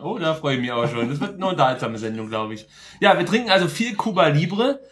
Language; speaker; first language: German; native; German